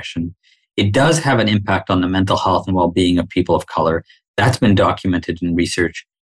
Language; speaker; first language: English; non-native, local second language; Swahili